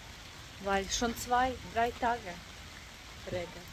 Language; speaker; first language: German; non-native, learner; Ukrainian